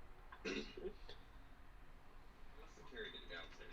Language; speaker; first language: English; native; English